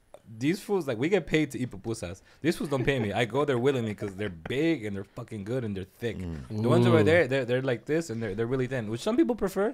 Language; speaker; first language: English; early bilingual, other home language; Spanish